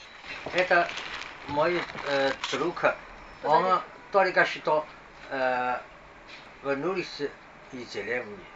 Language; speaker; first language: Russian; non-native, learner; Chinese